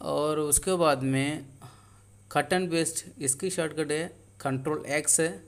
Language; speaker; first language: Hindi; non-native, local second language; Tamil